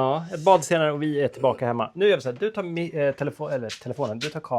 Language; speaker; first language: Swedish; native; Swedish